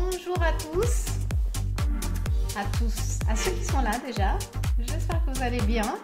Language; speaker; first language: French; native; French